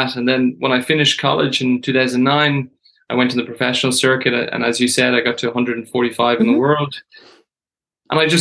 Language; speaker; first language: English; native; English